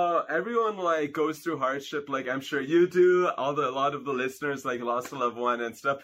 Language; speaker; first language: English; non-native, fluent; Hungarian